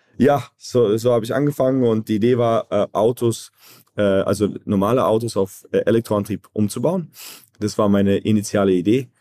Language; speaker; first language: German; early bilingual, other home language; Croatian